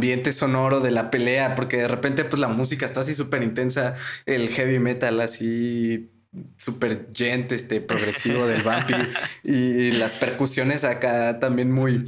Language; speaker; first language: Spanish; native; Spanish